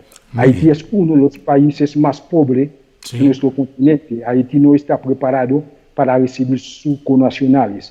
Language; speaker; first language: Spanish; non-native, fluent; Haitian Creole